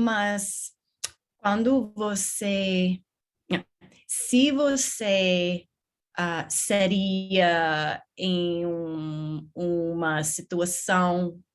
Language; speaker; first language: Portuguese; non-native, learner; English